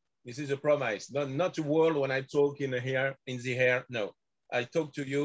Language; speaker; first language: English; non-native, learner; French